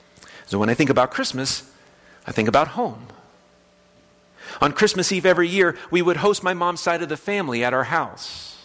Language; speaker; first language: English; native; English